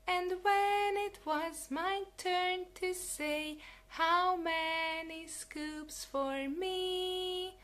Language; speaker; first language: English; non-native, fluent; Hungarian